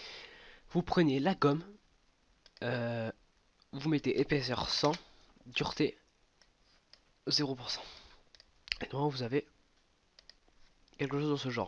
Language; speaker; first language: French; native; French